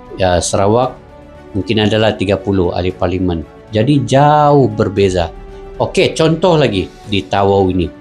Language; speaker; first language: Malay; native; Malay